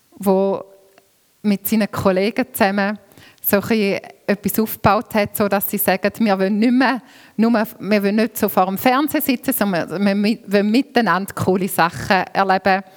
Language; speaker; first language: German; native; German